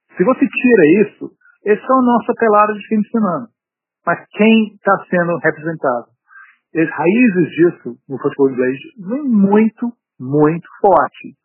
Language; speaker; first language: Portuguese; non-native, fluent; English